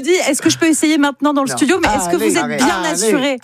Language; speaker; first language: French; native; French